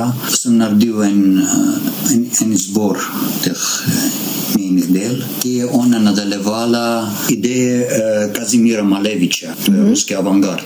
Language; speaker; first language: Slovenian; non-native, learner; Armenian